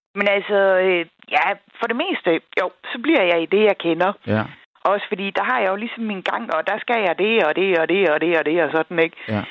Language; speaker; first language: Danish; native; Danish